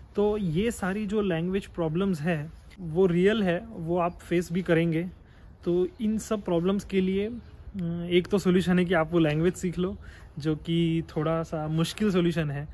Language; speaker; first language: Hindi; native; Hindi